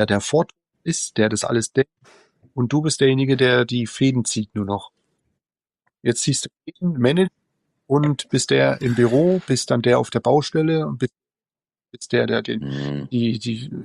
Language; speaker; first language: German; native; German